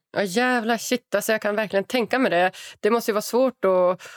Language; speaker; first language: Swedish; native; Swedish